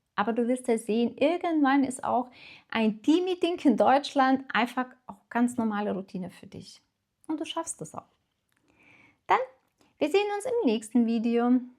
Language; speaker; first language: German; non-native, fluent; Lithuanian